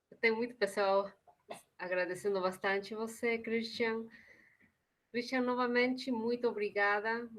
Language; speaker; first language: Portuguese; non-native, fluent; Spanish